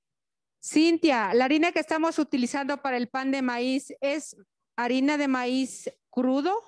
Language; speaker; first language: Spanish; native; Spanish